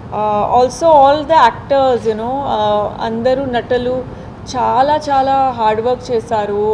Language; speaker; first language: Telugu; non-native, local second language; Tamil